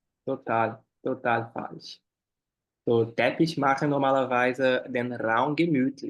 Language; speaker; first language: German; non-native, fluent; Portuguese